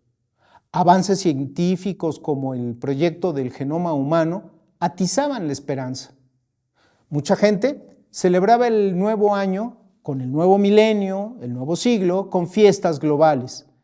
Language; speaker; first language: Spanish; native; Spanish